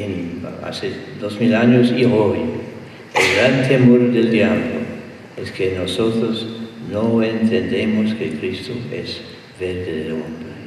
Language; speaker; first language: Spanish; non-native, fluent; English